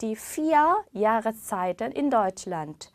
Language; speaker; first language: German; non-native, fluent; Korean